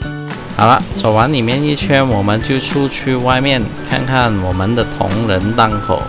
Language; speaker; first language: Chinese; native; Chinese